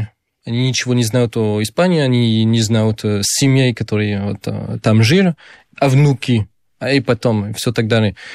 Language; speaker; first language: Russian; non-native, fluent; French